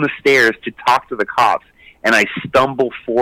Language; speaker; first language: English; native; English